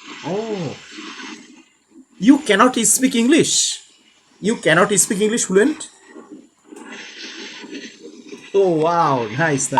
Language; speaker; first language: English; non-native, local second language; Bangla